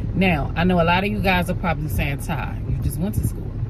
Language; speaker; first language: English; native; English